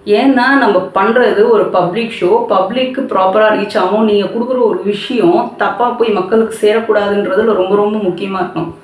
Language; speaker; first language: Tamil; non-native, local second language; Telugu